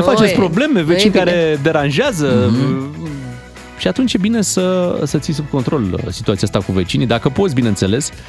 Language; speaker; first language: Romanian; native; Romanian